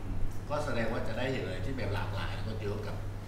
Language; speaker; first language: Thai; native; Thai